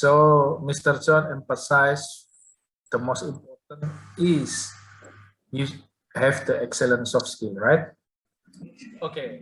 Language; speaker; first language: English; non-native, learner; Indonesian